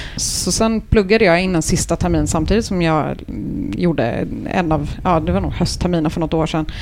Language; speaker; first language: Swedish; early bilingual, other home language; Turkish